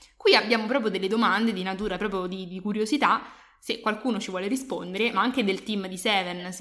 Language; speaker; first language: Italian; native; Italian